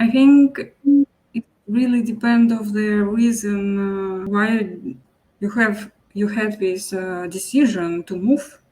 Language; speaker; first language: English; non-native, local second language; Russian